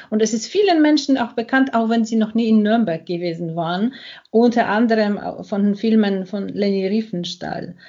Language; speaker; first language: German; non-native, fluent; Polish